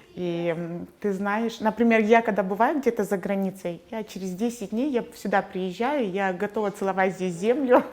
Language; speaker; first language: Russian; native; Russian